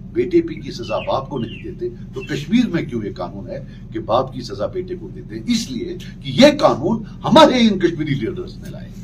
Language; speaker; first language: Urdu; non-native, local second language; Kashmiri